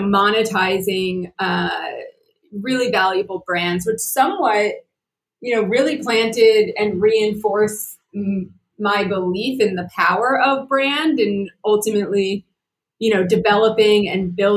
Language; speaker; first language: English; native; English